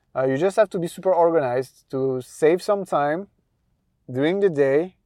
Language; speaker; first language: English; non-native, fluent; French